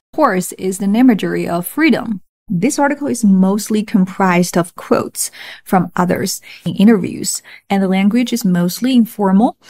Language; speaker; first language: English; non-native, fluent; Chinese